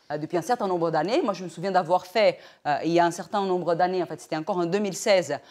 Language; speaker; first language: French; non-native, fluent; Portuguese